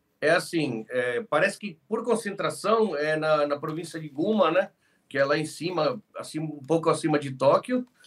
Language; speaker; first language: Portuguese; early bilingual, other home language; Spanish